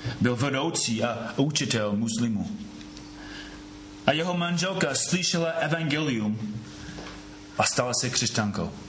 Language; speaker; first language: Czech; non-native, fluent; English